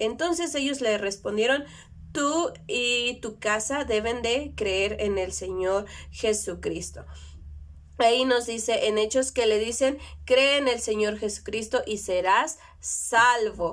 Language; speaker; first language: Spanish; native; Spanish